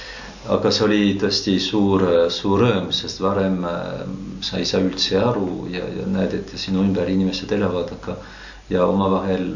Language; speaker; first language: Estonian; non-native, fluent; French